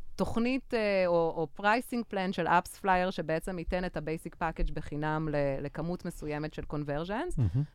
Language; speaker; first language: Hebrew; non-native, fluent; French